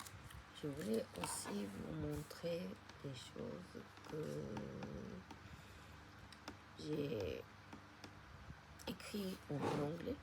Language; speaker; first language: French; non-native, fluent; Japanese